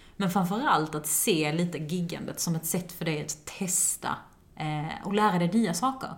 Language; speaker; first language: Swedish; early bilingual, other home language; Persian